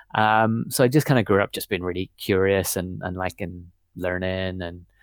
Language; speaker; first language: English; native; English